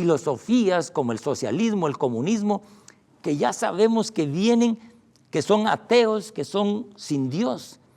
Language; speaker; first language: Spanish; native; Spanish